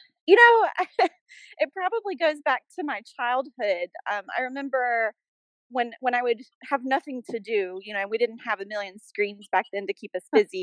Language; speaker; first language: English; native; English